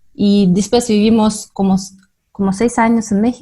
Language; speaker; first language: Spanish; non-native, fluent; Russian